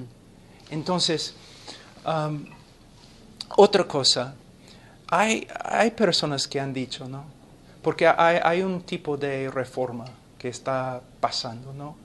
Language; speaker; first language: Spanish; non-native, fluent; English